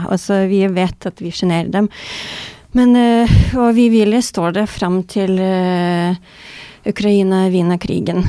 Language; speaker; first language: Norwegian; non-native, fluent; Ukrainian